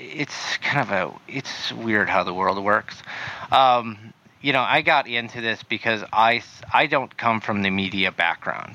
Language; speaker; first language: English; native; English